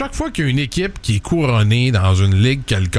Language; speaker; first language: French; native; French